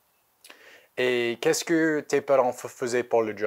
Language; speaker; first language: French; native; French